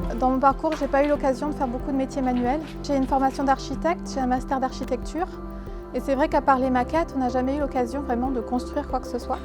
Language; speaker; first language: French; native; French